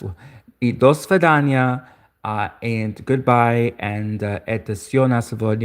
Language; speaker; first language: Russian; non-native, learner; English